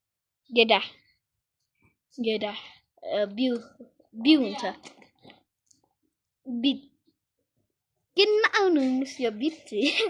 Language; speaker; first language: Nepali; native; Nepali